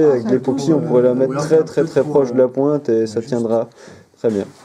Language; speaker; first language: French; native; French